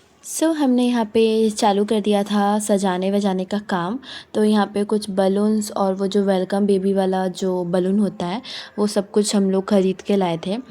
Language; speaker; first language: Hindi; native; Hindi